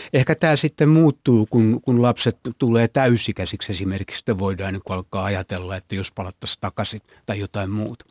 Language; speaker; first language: Finnish; native; Finnish